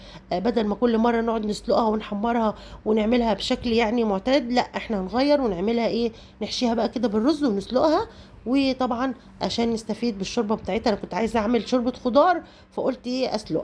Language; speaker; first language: Arabic; native; Arabic